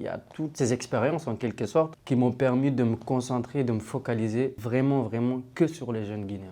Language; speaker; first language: French; non-native, local second language; Fula